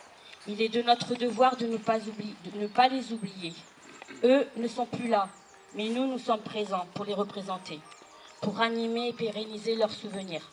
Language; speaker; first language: French; native; French